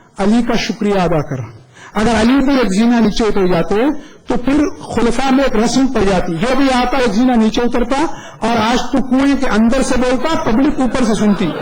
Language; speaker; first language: Urdu; native; Urdu